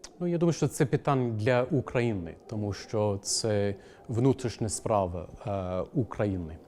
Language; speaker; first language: Ukrainian; non-native, fluent; English